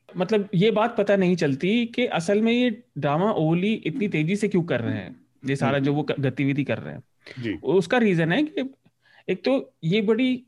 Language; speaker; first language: Hindi; native; Hindi